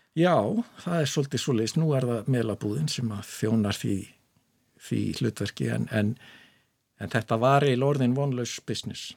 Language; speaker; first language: Icelandic; native; Icelandic